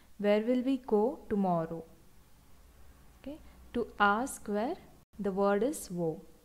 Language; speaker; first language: English; non-native, local second language; Hindi